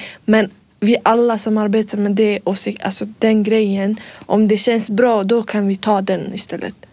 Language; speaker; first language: Swedish; early bilingual, other home language; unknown